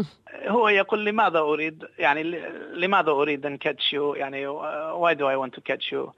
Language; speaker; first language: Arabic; non-native, fluent; English